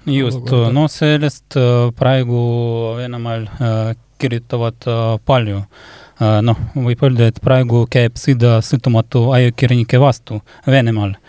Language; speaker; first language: Estonian; non-native, local second language; Russian